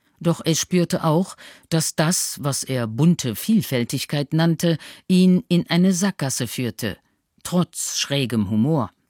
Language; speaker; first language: German; native; German